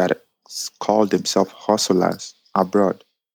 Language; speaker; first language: English; non-native, local second language; Yoruba